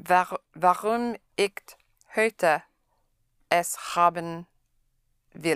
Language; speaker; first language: German; non-native, learner; English